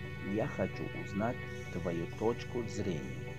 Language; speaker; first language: Russian; non-native, learner; Tajik